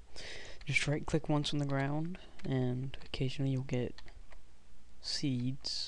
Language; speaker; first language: English; native; English